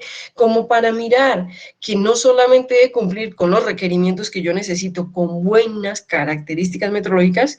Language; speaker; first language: Spanish; native; Spanish